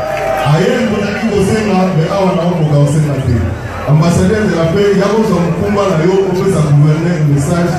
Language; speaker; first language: French; non-native, local second language; Lingala